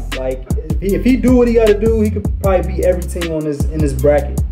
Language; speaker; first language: English; native; English